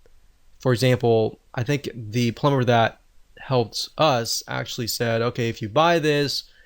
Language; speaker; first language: English; native; English